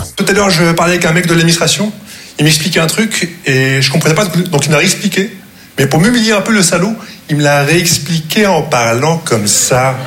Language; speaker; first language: French; non-native, local second language; Arabic